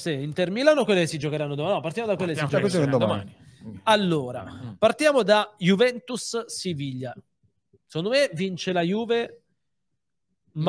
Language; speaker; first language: Italian; native; Italian